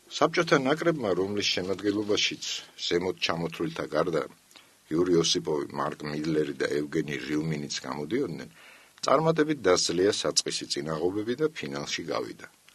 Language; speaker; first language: Georgian; native; Georgian